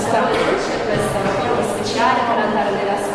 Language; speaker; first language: Italian; non-native, learner; Russian